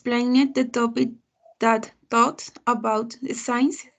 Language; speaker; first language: English; non-native, learner; Spanish